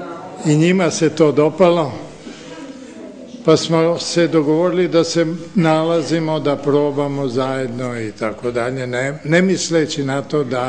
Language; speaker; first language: Serbian; native; Serbian